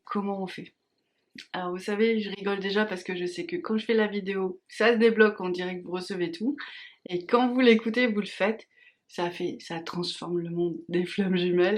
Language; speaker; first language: French; native; French